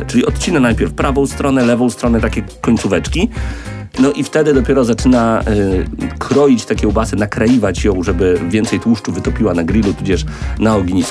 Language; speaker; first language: Polish; native; Polish